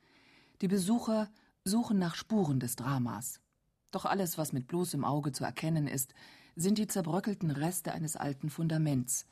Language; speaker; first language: German; native; German